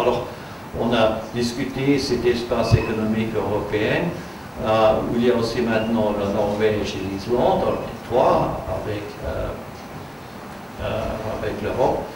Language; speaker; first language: French; non-native, fluent; German